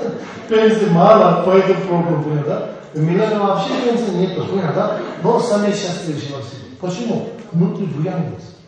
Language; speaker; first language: Russian; non-native, learner; Tibetan